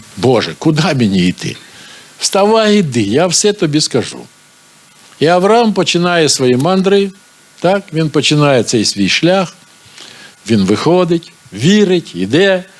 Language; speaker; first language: Ukrainian; non-native, local second language; Russian